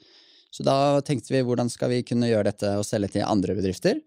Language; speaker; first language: Norwegian; native; Norwegian